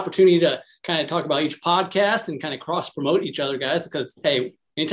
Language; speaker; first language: English; native; English